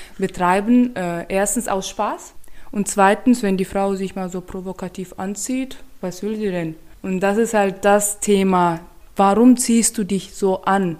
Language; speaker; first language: German; non-native, fluent; Turkmen